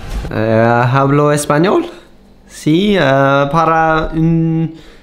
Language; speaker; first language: Spanish; non-native, learner; English